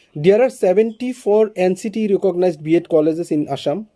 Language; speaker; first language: English; non-native, local second language; Assamese